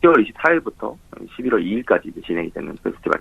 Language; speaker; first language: Korean; native; Korean